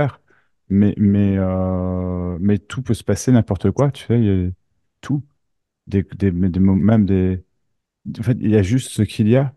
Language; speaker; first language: French; native; French